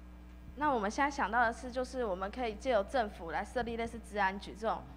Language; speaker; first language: Chinese; native; Chinese